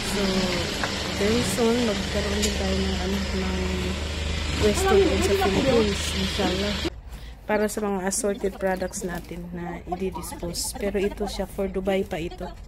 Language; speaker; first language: Filipino; non-native, local second language; Cebuano